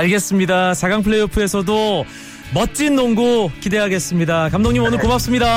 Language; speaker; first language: Korean; native; Korean